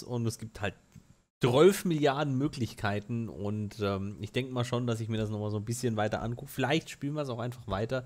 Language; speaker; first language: German; native; German